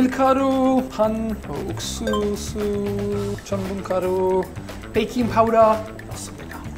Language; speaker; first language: Korean; non-native, fluent; English